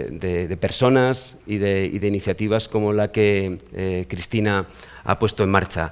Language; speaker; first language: Spanish; native; Spanish